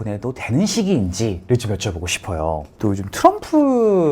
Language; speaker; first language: Korean; native; Korean